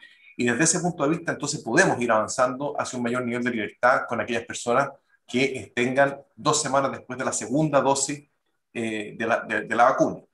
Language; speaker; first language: Spanish; native; Spanish